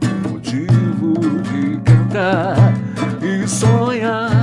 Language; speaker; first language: Portuguese; native; Portuguese